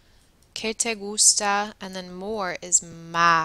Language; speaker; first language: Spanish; non-native, fluent; English